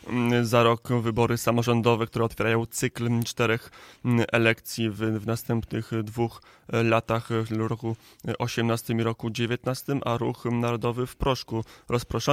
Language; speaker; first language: Polish; native; Polish